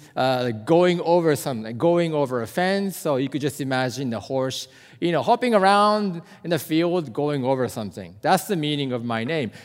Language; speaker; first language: English; non-native, fluent; Japanese